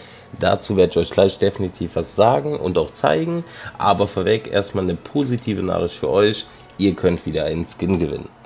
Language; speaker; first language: German; native; German